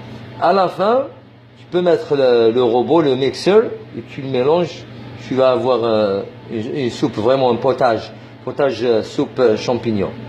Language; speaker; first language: French; non-native, fluent; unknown